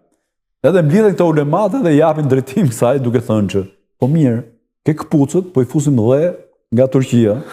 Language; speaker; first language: Albanian; native; Albanian